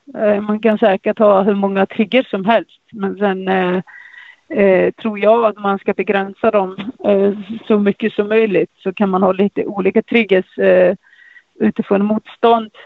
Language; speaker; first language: Swedish; non-native, fluent; Icelandic